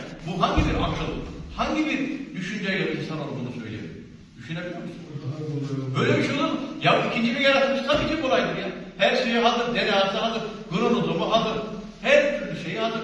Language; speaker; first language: Turkish; native; Turkish